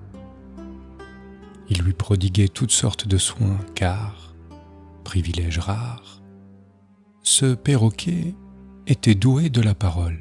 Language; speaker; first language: French; native; French